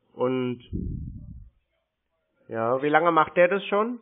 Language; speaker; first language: German; native; German